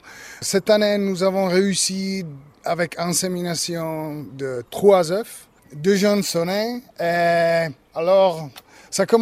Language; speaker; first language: French; non-native, learner; Czech